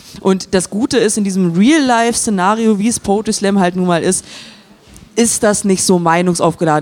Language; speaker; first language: German; native; German